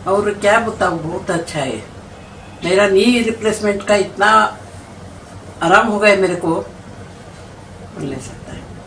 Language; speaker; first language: Hindi; non-native, local second language; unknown